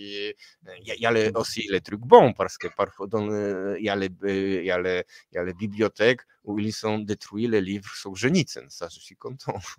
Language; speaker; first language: French; non-native, fluent; Polish